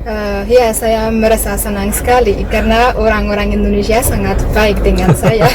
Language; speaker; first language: Indonesian; non-native, learner; Malagasy